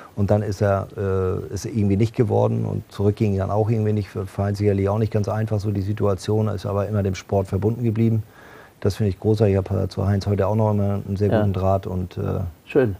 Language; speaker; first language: German; native; German